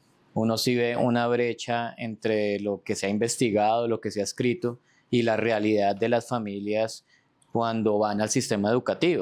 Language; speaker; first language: Spanish; native; Spanish